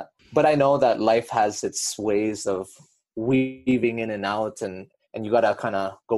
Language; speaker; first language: English; native; English